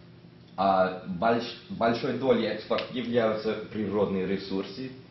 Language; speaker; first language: Russian; non-native, fluent; English